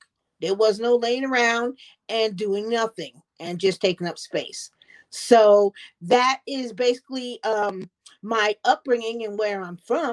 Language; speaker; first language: English; native; English